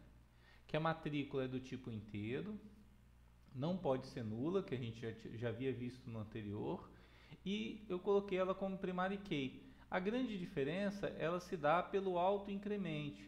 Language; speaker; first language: Portuguese; native; Portuguese